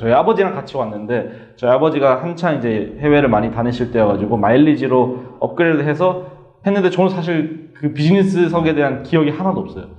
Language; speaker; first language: Korean; native; Korean